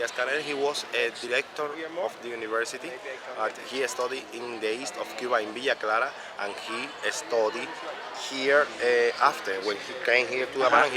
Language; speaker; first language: English; non-native, learner; Spanish